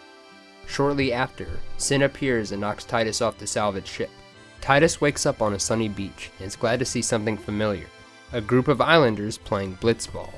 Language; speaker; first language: English; native; English